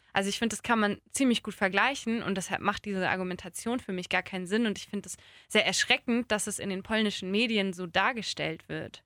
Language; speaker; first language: German; native; German